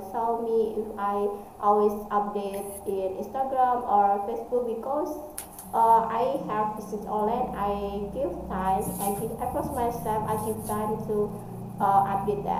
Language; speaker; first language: English; non-native, learner; Indonesian